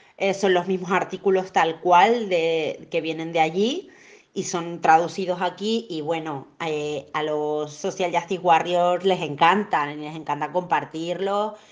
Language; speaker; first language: Spanish; native; Spanish